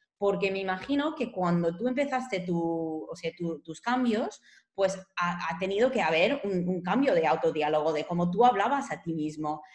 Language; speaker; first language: Spanish; non-native, fluent; English